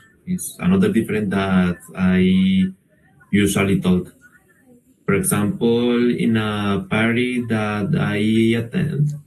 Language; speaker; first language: English; non-native, learner; Spanish